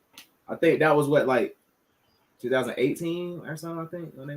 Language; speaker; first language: English; native; English